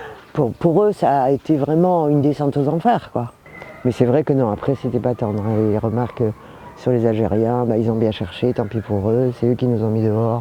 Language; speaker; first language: French; native; French